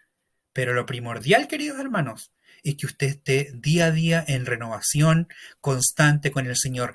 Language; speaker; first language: Spanish; native; Spanish